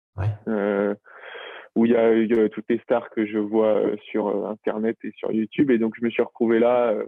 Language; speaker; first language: French; native; French